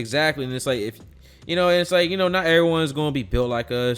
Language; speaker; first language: English; native; English